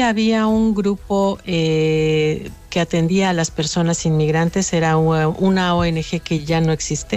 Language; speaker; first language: Spanish; native; Spanish